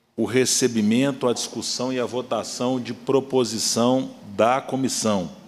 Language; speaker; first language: Portuguese; native; Portuguese